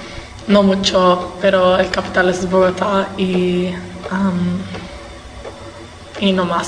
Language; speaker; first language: Spanish; early bilingual, heritage; English